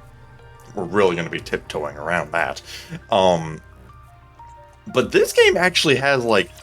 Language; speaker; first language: English; native; English